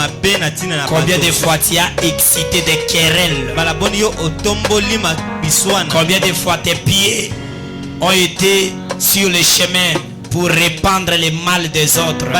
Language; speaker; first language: Haitian Creole; non-native, local second language; Lingala